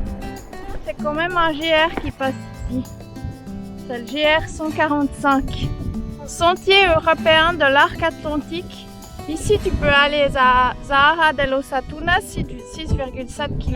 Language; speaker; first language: French; native; French